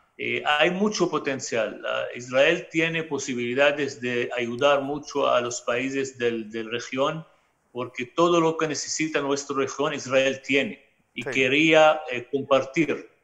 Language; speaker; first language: Spanish; non-native, fluent; Arabic